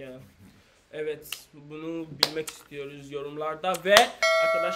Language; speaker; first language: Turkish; non-native, fluent; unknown